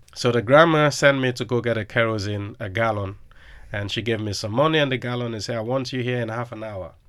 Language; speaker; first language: English; non-native, local second language; Krio